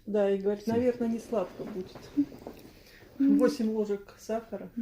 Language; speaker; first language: Russian; native; Russian